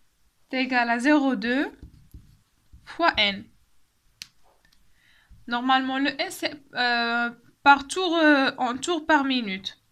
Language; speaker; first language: French; non-native, local second language; Arabic